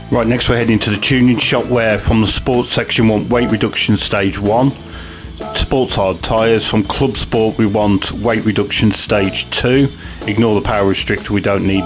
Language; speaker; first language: English; native; English